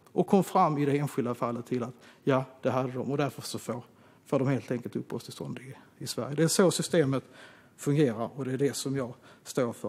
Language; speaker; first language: Swedish; native; Swedish